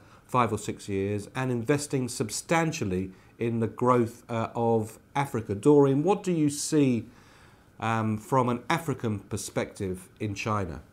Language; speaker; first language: English; native; English